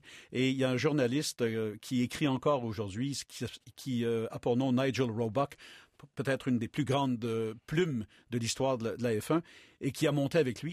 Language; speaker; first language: French; native; French